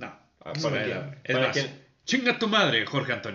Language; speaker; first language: Spanish; native; Spanish